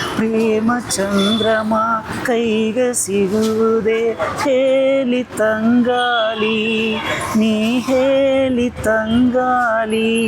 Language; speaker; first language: Kannada; non-native, local second language; Tamil